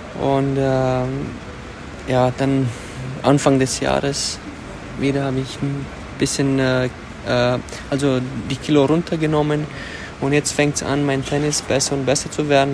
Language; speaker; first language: German; early bilingual, other home language; Romanian